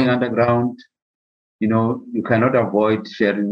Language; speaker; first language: English; non-native, local second language; Southern Sotho